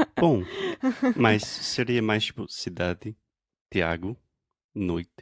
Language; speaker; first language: Portuguese; non-native, fluent; English